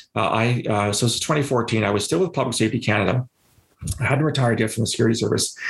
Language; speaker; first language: English; native; English